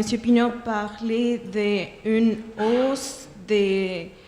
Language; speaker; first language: French; non-native, fluent; Spanish